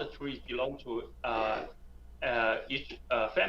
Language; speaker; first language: English; non-native, learner; Chinese